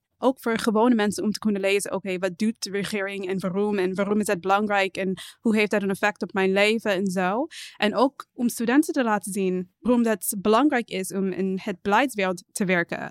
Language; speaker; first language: Dutch; non-native, fluent; English